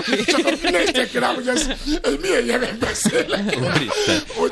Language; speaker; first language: Hungarian; non-native, fluent; Yoruba